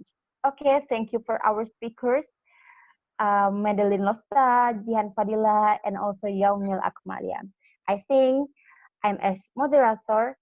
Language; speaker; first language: English; non-native, learner; Indonesian